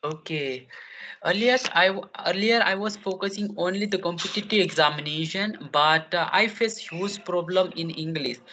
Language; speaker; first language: English; non-native, learner; Hindi